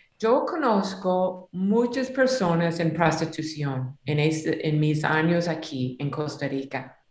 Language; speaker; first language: Spanish; non-native, learner; English